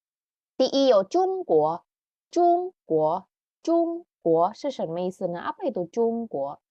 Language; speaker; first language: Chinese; non-native, fluent; Indonesian